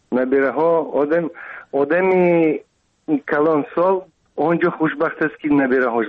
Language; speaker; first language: Persian; non-native, local second language; Russian